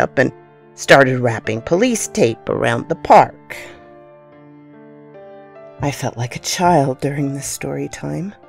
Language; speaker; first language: English; native; English